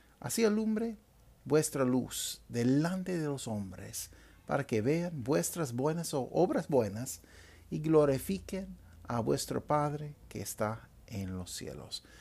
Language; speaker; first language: Spanish; non-native, fluent; English